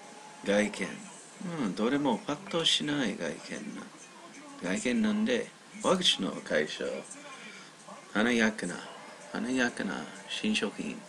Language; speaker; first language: Japanese; non-native, learner; English